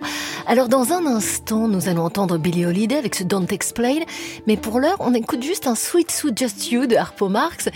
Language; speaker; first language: French; native; French